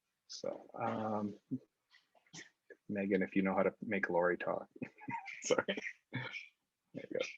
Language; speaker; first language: English; native; English